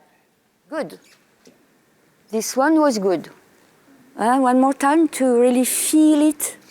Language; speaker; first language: English; non-native, fluent; French